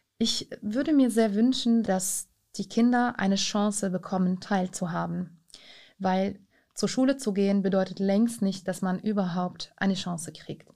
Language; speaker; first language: German; non-native, fluent; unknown